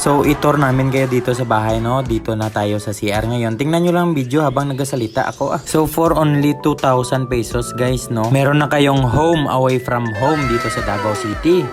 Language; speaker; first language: Filipino; non-native, local second language; Cebuano